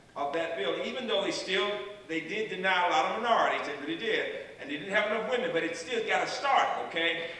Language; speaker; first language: English; native; English